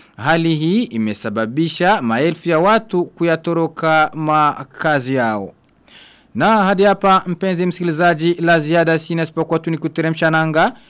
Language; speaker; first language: Swahili; non-native, local second language; Rundi